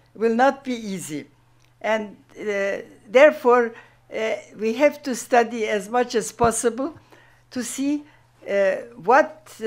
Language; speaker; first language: English; non-native, fluent; German